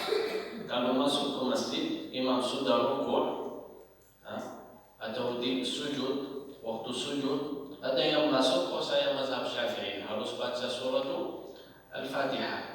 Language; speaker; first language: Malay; non-native, learner; Arabic